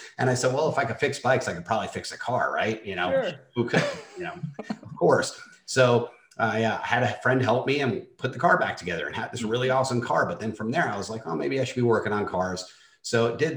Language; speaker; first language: English; native; English